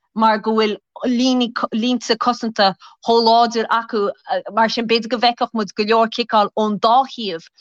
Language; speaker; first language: Irish; native; Irish